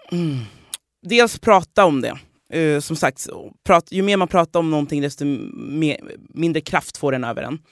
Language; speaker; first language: Swedish; non-native, fluent; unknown